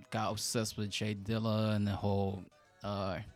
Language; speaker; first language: English; non-native, fluent; Japanese